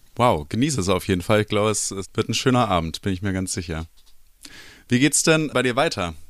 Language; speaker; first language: German; native; German